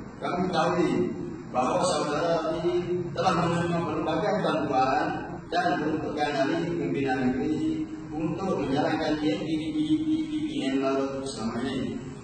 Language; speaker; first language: Malay; native; Malay